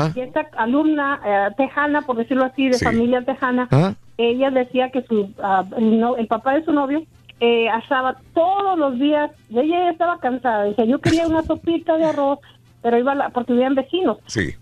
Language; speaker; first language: Spanish; native; Spanish